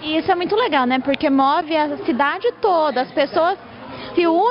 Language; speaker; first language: Portuguese; native; Portuguese